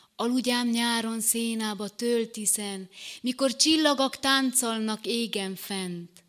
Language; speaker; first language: Hungarian; native; Hungarian